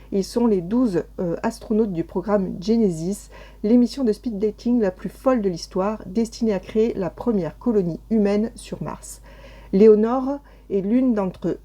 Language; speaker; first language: French; native; French